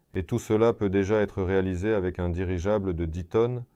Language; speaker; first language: French; non-native, fluent; Russian